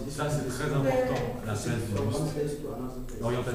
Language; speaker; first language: French; native; French